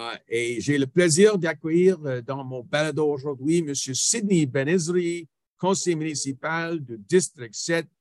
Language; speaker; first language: French; non-native, local second language; English